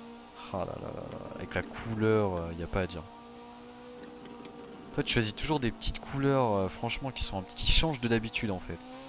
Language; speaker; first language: French; native; French